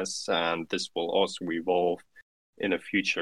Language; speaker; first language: English; non-native, fluent; German